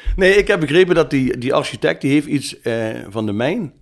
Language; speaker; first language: Dutch; native; Dutch